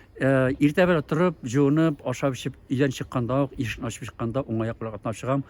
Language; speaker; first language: Tatar; native; Tatar